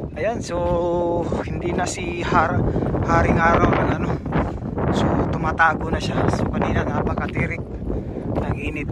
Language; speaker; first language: Filipino; non-native, local second language; Cebuano